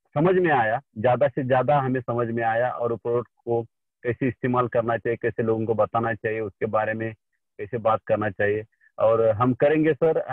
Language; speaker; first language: Hindi; non-native, local second language; Marathi